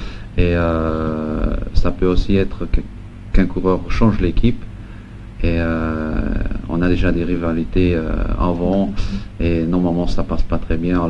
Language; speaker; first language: French; non-native, local second language; Luxembourgish